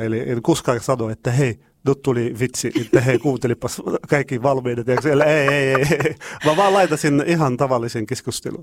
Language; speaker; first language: Finnish; non-native, learner; Arabic